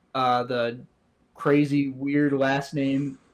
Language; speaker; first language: English; native; English